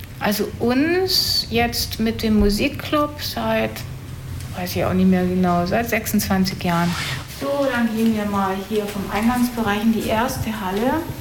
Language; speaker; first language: German; native; German